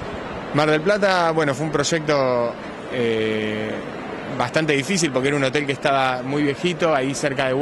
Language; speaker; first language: Spanish; native; Spanish